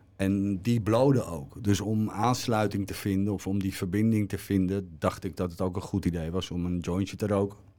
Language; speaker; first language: Dutch; native; Dutch